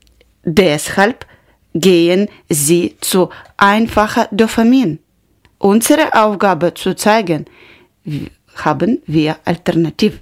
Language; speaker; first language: German; non-native, learner; Ukrainian